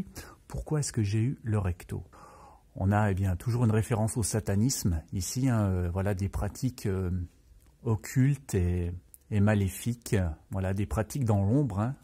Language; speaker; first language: French; native; French